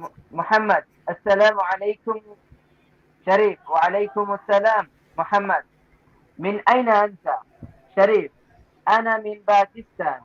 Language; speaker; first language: Arabic; non-native, learner; Bangla